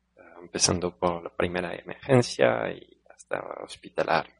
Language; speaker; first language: Spanish; non-native, fluent; French